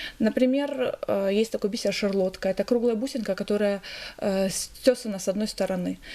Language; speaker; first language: Russian; native; Russian